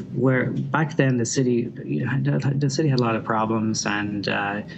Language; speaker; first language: English; native; English